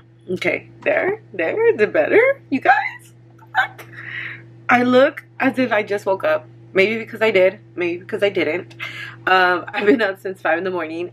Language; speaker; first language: English; early bilingual, other home language; Spanish